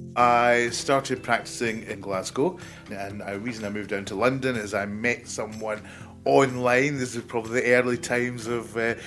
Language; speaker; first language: English; native; English